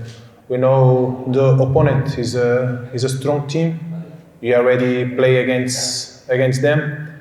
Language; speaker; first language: English; non-native, fluent; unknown